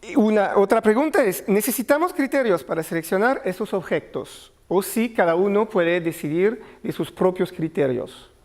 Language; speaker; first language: Spanish; non-native, learner; French